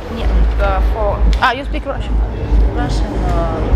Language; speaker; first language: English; non-native, learner; Italian